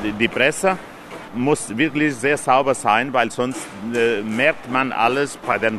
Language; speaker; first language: German; non-native, fluent; Portuguese